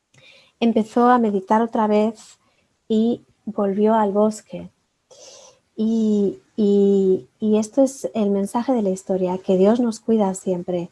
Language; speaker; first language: Spanish; native; Spanish